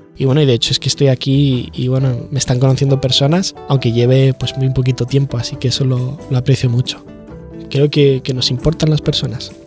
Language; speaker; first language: Spanish; native; Spanish